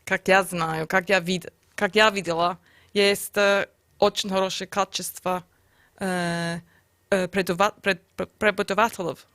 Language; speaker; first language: Russian; non-native, learner; English